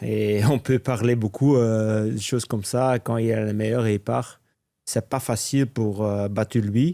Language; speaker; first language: French; non-native, local second language; Dutch